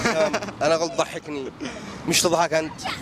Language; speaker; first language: Arabic; native; Arabic